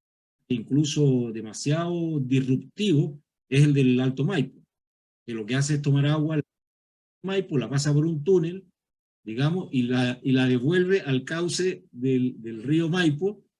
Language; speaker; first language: Spanish; native; Spanish